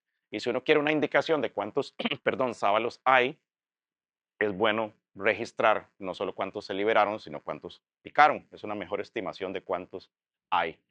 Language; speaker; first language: Spanish; native; Spanish